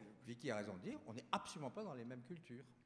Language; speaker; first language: French; native; French